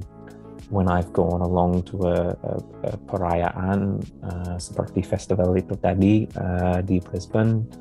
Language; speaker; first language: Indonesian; non-native, learner; English